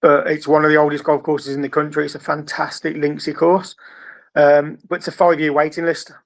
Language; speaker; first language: English; native; English